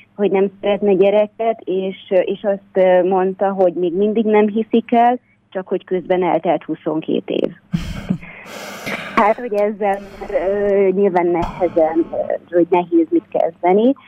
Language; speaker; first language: Hungarian; native; Hungarian